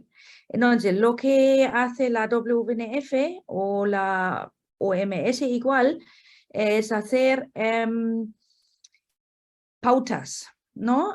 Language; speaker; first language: Spanish; non-native, fluent; German